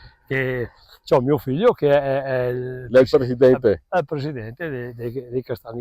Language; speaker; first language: Italian; non-native, local second language; Venetian